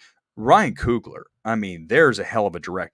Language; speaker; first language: English; native; English